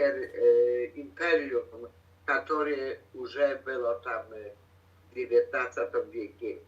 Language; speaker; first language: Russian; non-native, learner; Polish